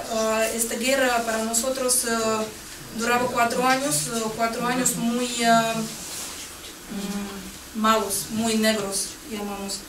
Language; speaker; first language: Spanish; non-native, fluent; Russian